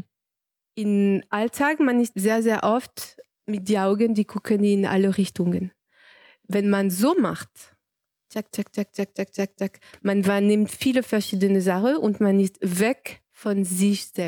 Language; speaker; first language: German; non-native, fluent; French